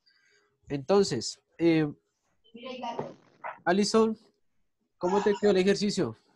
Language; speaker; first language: Spanish; native; Spanish